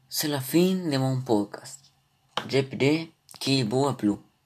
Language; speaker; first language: French; non-native, learner; Romanian